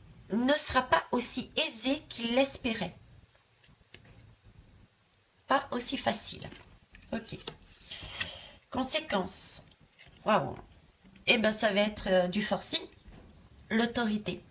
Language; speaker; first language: French; native; French